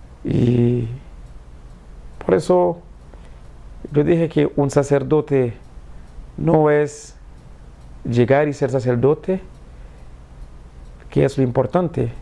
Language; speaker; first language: Spanish; non-native, fluent; Haitian Creole